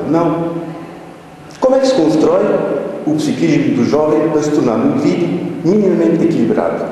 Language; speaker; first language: Portuguese; native; Portuguese